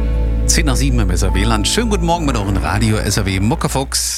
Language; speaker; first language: German; native; German